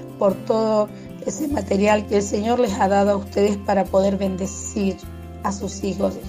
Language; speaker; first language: Spanish; early bilingual, other home language; Quechua